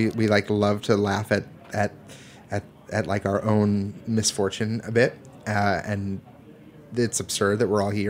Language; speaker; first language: English; native; English